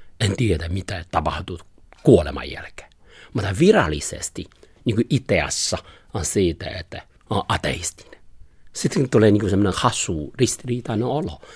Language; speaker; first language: Finnish; non-native, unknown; Chinese